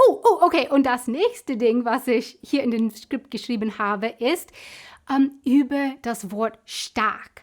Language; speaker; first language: German; non-native, fluent; English